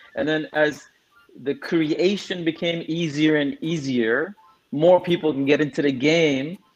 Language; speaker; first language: English; non-native, local second language; Tamil